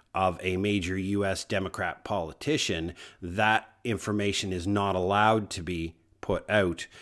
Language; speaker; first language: English; native; English